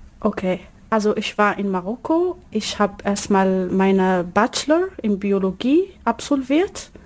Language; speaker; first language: German; non-native, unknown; Arabic